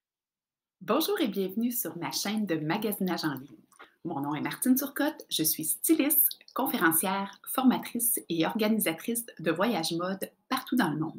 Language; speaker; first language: French; native; French